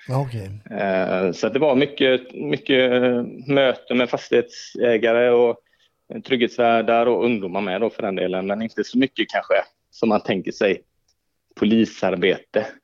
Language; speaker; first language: Swedish; native; Swedish